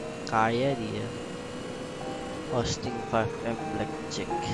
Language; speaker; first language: English; non-native, learner; Indonesian